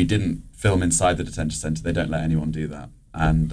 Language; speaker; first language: English; native; English